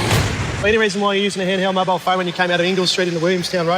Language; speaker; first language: English; native; English